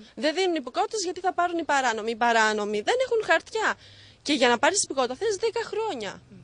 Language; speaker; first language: Greek; non-native, fluent; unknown